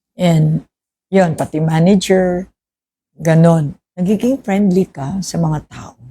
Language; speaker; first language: Filipino; non-native, local second language; Hiligaynon